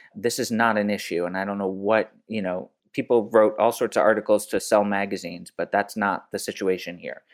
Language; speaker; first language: English; early bilingual, other home language; French